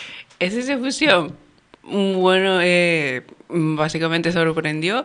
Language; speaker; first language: Spanish; non-native, learner; Japanese